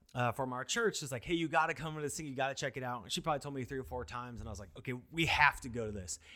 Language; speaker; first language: English; native; English